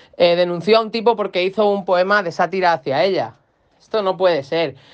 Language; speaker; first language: Spanish; native; Spanish